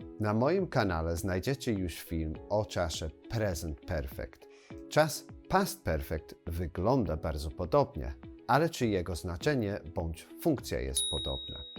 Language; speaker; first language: Polish; non-native, fluent; English